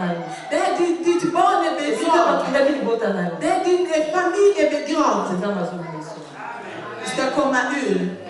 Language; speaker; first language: Swedish; non-native, fluent; Lingala